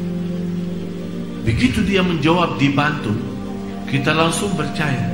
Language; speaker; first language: Indonesian; non-native, fluent; Arabic